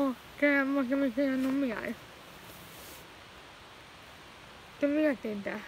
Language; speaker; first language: Swedish; early bilingual, other home language; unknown